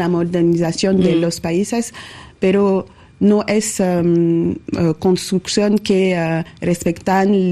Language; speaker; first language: Spanish; non-native, learner; French